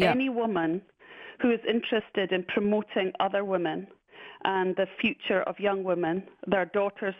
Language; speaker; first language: English; native; English